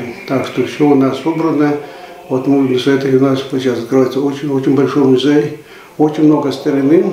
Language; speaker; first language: Russian; early bilingual, heritage; Russian